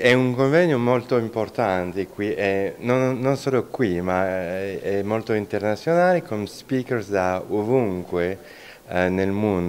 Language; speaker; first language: Italian; non-native, learner; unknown